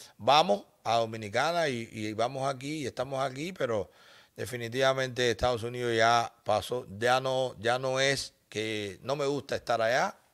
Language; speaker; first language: Spanish; native; Spanish